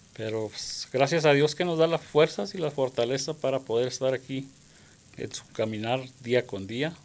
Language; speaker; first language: Spanish; native; Spanish